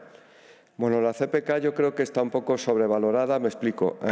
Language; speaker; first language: Spanish; native; Spanish